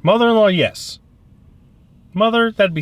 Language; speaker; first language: English; native; English